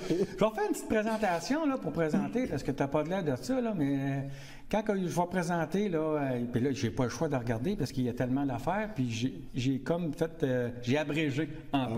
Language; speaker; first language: French; native; French